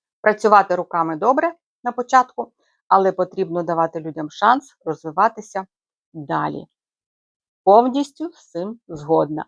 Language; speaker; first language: Ukrainian; native; Ukrainian